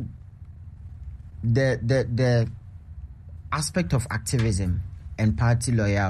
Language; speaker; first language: English; non-native, local second language; Akan